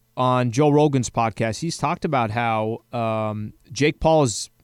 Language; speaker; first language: English; native; English